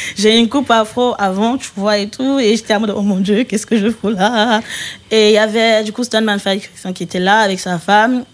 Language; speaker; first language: French; early bilingual, other home language; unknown